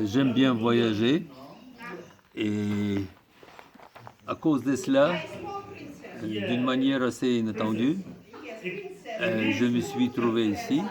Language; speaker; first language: French; non-native, fluent; Russian